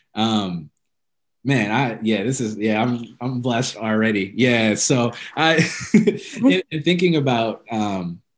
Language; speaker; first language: English; early bilingual, other home language; Amharic